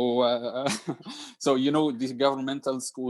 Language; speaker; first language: English; non-native, learner; Arabic